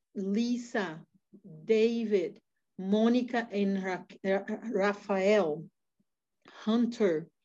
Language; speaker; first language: English; non-native, fluent; Portuguese